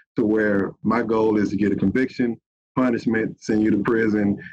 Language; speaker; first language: English; native; English